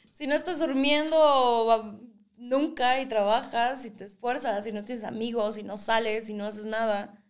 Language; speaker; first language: Spanish; native; Spanish